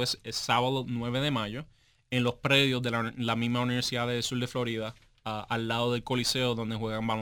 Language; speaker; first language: Spanish; native; Spanish